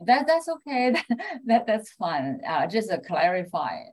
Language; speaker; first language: English; non-native, fluent; Chinese